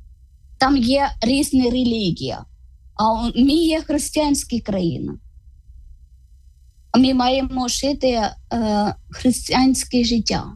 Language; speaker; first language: Ukrainian; non-native, learner; Malayalam